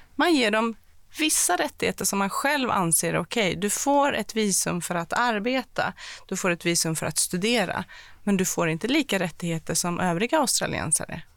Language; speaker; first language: Swedish; early bilingual, other home language; Persian